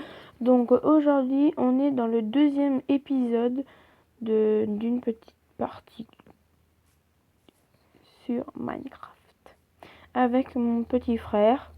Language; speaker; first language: French; native; French